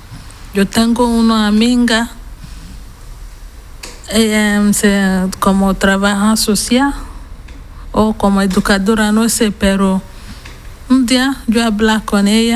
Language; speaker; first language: Spanish; non-native, learner; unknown